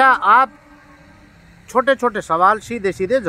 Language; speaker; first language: Hindi; native; Hindi